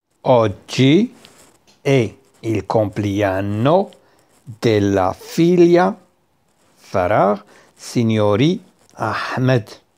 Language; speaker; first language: Italian; non-native, fluent; Arabic